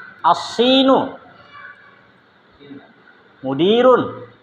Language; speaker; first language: Arabic; non-native, fluent; Indonesian